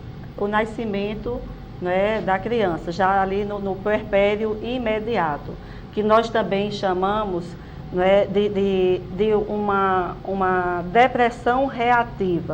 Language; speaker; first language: Portuguese; native; Portuguese